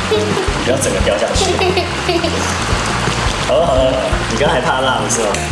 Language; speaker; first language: Chinese; native; Chinese